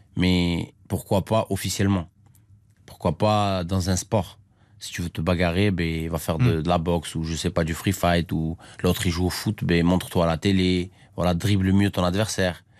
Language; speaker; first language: French; early bilingual, other home language; Armenian